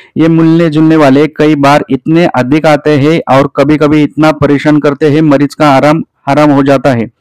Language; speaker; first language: Hindi; non-native, local second language; Marathi